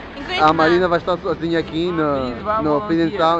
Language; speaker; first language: Portuguese; non-native, learner; English